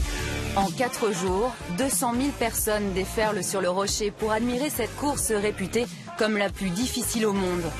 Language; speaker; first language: French; native; French